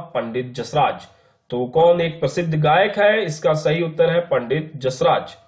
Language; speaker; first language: Hindi; native; Hindi